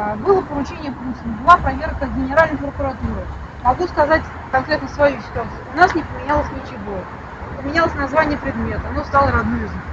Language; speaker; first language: Russian; native; Russian